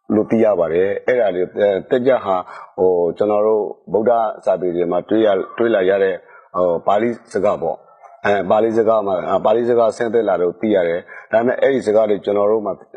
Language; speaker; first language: Burmese; non-native, local second language; Chakma